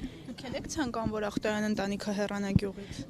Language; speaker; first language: Armenian; native; Armenian